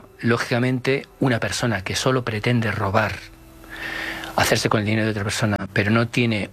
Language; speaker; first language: Spanish; native; Spanish